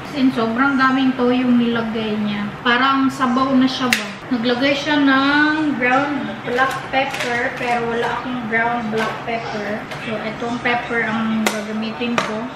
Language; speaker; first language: Filipino; non-native, local second language; Cebuano